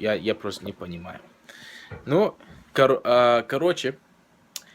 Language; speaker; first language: Russian; early bilingual, heritage; Russian